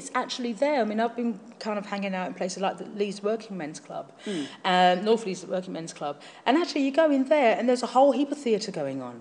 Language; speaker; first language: English; native; English